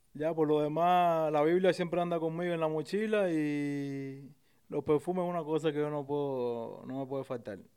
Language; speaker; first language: Spanish; native; Spanish